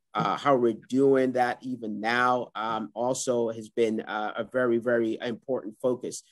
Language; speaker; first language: English; native; English